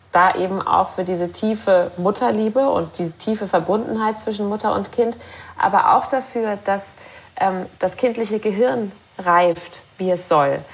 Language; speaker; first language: German; native; German